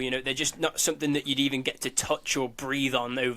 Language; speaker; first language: English; native; English